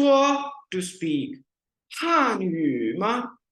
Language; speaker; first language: Chinese; non-native, fluent; Urdu